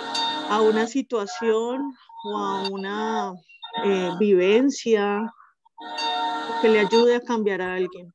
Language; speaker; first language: Spanish; native; Spanish